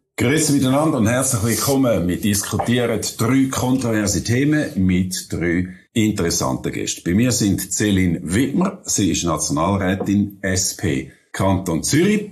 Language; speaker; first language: German; native; German